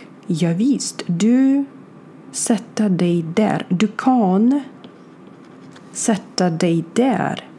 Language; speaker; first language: Swedish; non-native, learner; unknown